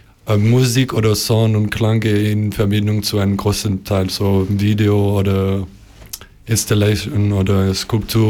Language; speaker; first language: German; non-native, learner; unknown